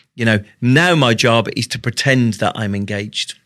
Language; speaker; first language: English; native; English